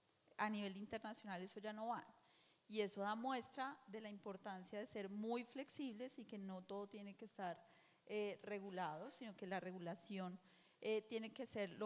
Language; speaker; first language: Spanish; native; Spanish